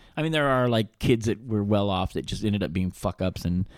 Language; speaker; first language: English; native; English